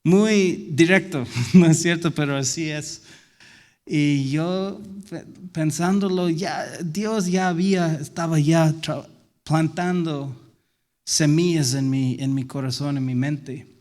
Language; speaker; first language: Spanish; non-native, fluent; English